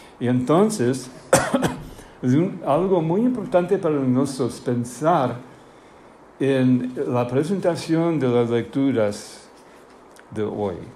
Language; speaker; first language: Spanish; non-native, fluent; English